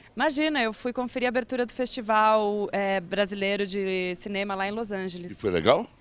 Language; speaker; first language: Portuguese; early bilingual, other home language; Spanish